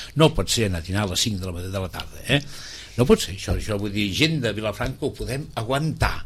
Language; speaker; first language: Catalan; native; Catalan